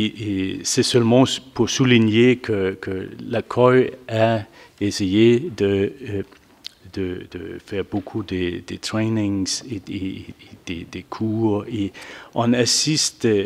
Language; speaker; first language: French; non-native, fluent; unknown